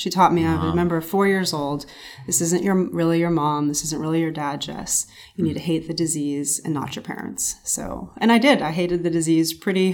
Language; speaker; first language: English; native; English